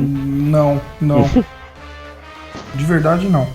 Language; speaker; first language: Portuguese; native; Portuguese